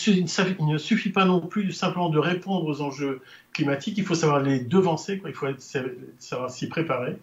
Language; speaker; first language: French; native; French